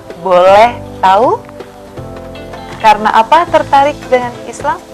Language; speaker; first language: Indonesian; native; Indonesian